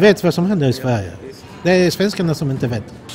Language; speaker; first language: Swedish; non-native, fluent; Polish